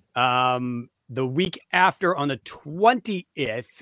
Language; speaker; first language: English; native; English